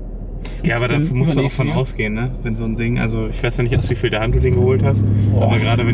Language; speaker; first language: German; native; German